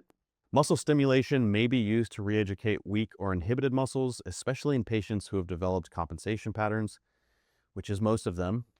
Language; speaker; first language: English; native; English